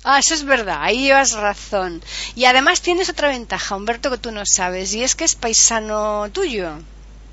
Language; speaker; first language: Spanish; native; Spanish